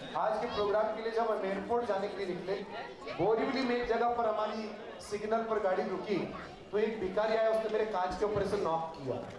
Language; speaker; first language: Hindi; non-native, local second language; Malayalam